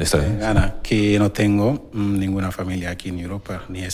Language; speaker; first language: Spanish; non-native, learner; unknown